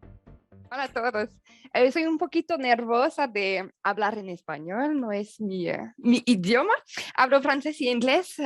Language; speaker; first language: Spanish; non-native, learner; French